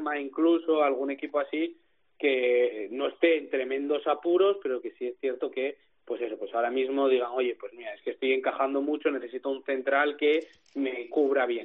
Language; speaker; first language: Spanish; native; Spanish